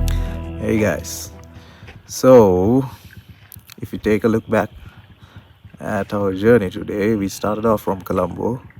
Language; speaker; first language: English; non-native, local second language; Sinhala